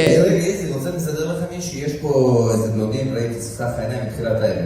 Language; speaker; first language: Hebrew; native; Hebrew